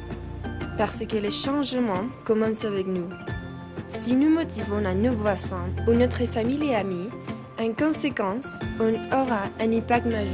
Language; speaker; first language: French; non-native, learner; Spanish